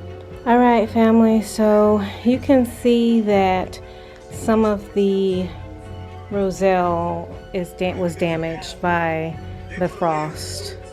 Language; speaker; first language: English; native; English